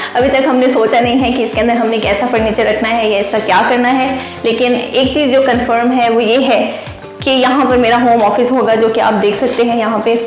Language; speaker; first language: Urdu; native; Urdu